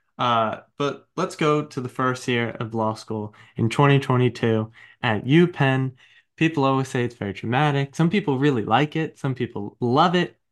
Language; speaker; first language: English; native; English